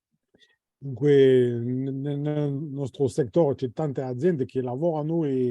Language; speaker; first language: Italian; non-native, fluent; French